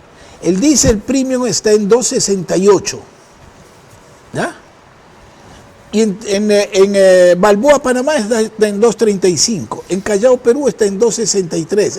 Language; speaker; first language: Spanish; native; Spanish